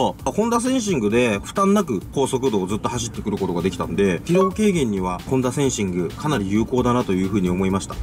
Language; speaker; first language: Japanese; native; Japanese